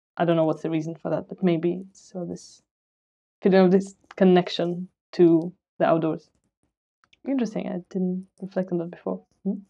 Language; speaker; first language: English; non-native, fluent; Russian